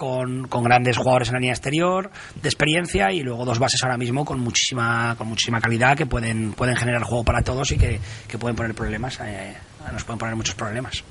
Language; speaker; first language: Spanish; native; Spanish